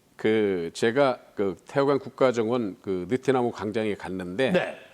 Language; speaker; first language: Korean; native; Korean